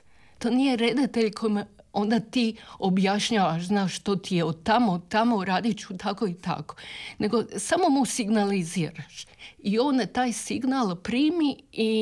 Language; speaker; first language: Serbian; native; Serbian